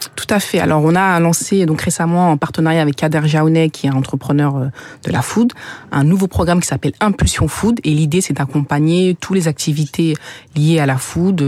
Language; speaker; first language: French; native; French